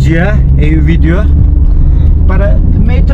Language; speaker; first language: Portuguese; non-native, learner; Turkish